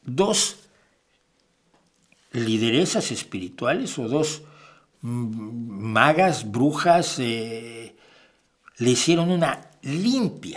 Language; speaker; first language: Spanish; native; Spanish